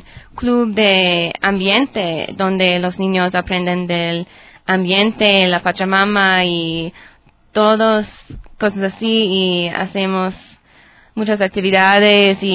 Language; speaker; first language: Spanish; non-native, learner; English